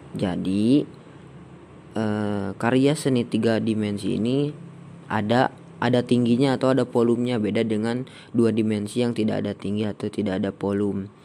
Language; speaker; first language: Indonesian; native; Indonesian